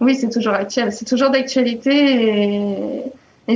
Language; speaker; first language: French; native; French